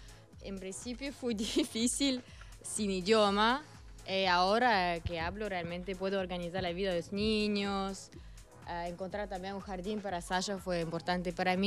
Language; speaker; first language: Spanish; non-native, learner; Russian